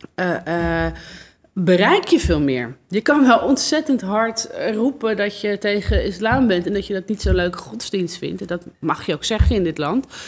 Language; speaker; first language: Dutch; native; Dutch